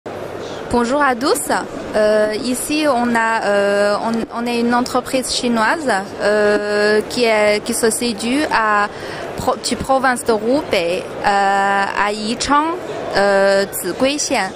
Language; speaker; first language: French; non-native, fluent; Chinese